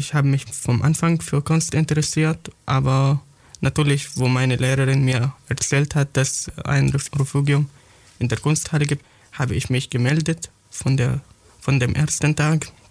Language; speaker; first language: German; non-native, fluent; Arabic